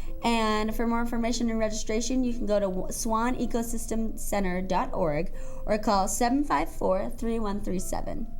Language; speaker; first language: English; native; English